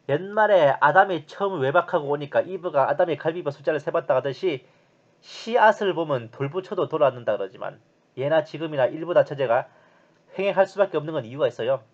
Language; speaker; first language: Korean; native; Korean